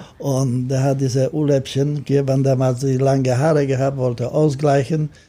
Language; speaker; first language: German; non-native, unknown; Polish